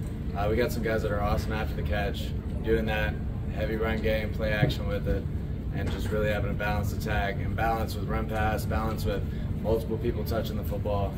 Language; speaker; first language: English; native; English